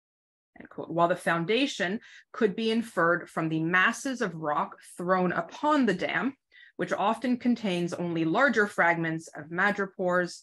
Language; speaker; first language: English; native; English